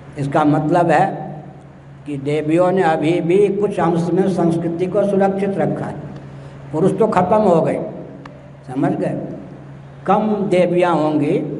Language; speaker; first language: Hindi; non-native, local second language; Maithili